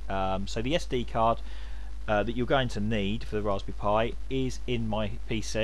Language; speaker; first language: English; native; English